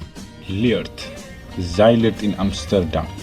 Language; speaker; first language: Dutch; non-native, fluent; Tigrinya